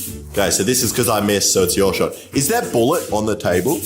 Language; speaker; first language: English; native; English